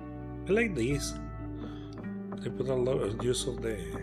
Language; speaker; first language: English; non-native, fluent; Spanish